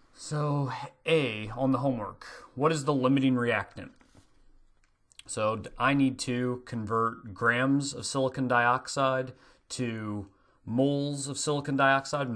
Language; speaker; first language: English; native; English